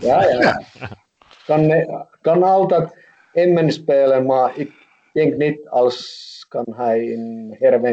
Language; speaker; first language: Dutch; non-native, fluent; Finnish